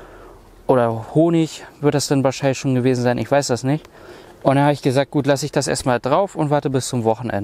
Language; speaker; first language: German; native; German